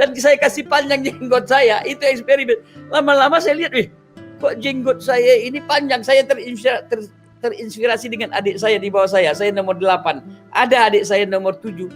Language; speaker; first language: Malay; non-native, local second language; Achinese